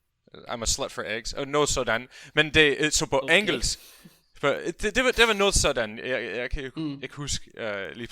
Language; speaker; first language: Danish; non-native, learner; English